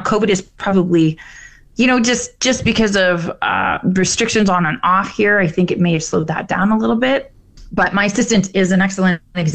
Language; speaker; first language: English; native; English